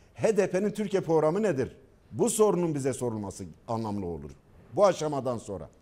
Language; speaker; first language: Turkish; non-native, local second language; Kurdish